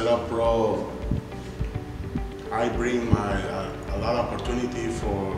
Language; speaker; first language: English; non-native, learner; Spanish